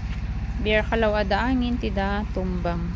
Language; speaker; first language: Indonesian; non-native, learner; Filipino